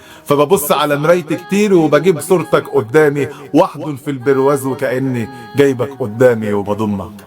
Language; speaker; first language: Arabic; native; Arabic